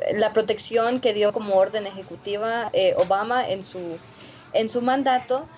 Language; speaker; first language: Spanish; early bilingual, heritage; Spanish